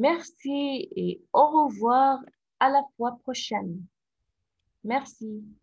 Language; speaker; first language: French; non-native, fluent; Arabic